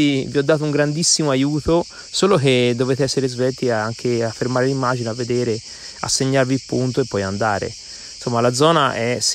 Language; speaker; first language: Italian; native; Italian